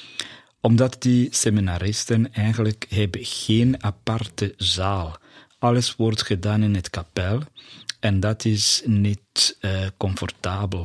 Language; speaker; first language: Dutch; non-native, fluent; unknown